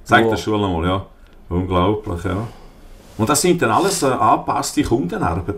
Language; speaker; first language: German; native; German